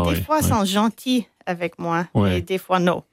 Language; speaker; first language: French; non-native, fluent; English